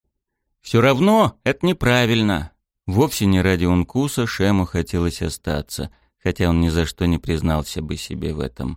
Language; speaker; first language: Russian; native; Russian